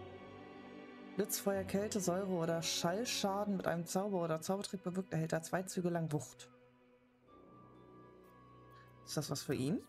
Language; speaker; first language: German; native; German